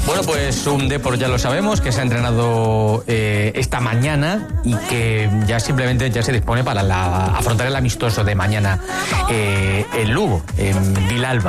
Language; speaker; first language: Spanish; native; Spanish